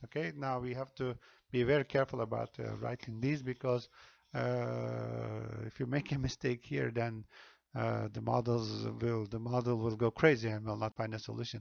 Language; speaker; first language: English; non-native, fluent; Turkish